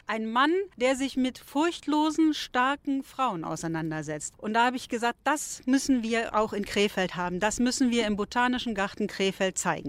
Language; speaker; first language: German; native; German